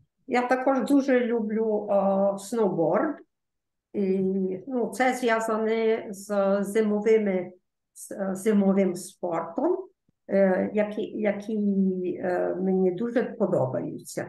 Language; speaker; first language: Ukrainian; early bilingual, heritage; Ukrainian